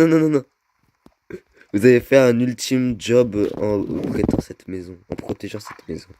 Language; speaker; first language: French; native; French